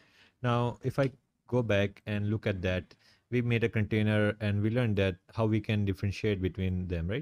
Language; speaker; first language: English; non-native, local second language; Urdu